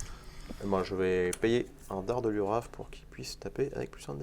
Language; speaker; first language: French; native; French